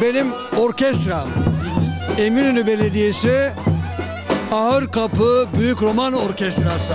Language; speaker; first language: Turkish; native; Turkish